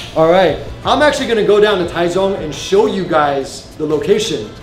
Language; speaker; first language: English; early bilingual, other home language; Chinese